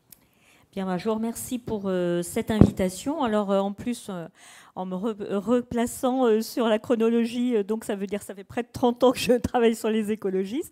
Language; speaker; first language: French; native; French